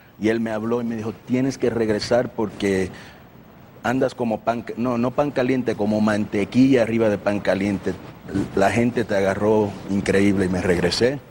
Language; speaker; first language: Spanish; early bilingual, heritage; Spanish